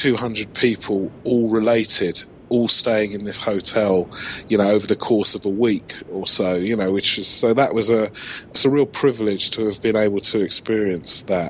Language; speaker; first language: English; native; English